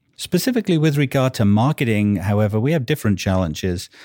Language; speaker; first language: English; native; English